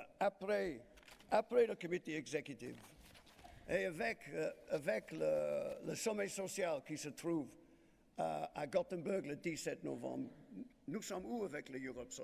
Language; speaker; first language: French; non-native, fluent; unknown